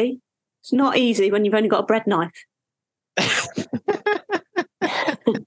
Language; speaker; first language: English; native; English